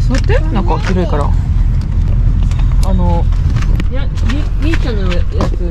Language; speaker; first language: Japanese; native; Japanese